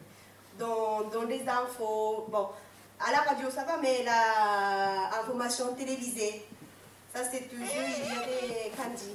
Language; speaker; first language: French; non-native, fluent; Japanese